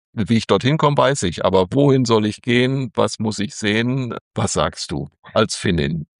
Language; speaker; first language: German; native; German